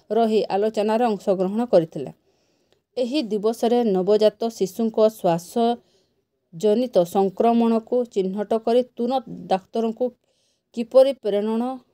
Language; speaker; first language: Odia; non-native, local second language; Santali